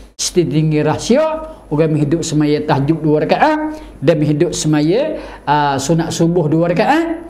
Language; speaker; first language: Malay; native; Malay